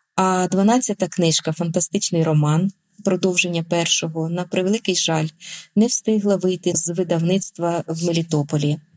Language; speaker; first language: Ukrainian; non-native, local second language; Russian